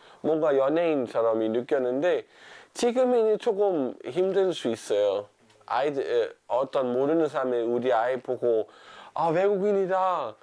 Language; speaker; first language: Korean; non-native, fluent; Danish